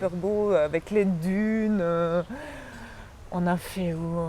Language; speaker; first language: French; non-native, fluent; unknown